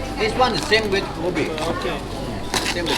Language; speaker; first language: English; non-native, learner; Indonesian